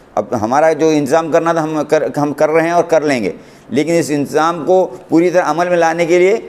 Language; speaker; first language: Hindi; non-native, local second language; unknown